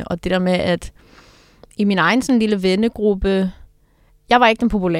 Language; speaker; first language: Danish; native; Danish